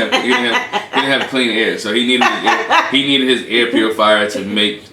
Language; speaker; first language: English; native; English